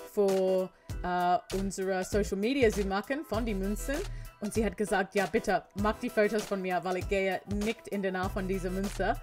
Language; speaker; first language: German; non-native, learner; English